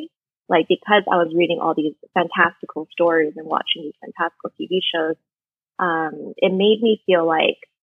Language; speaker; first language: English; native; English